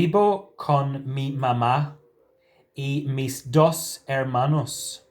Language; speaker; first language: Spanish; non-native, fluent; English